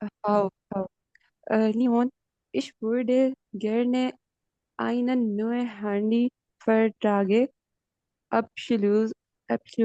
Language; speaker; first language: German; non-native, learner; Hindi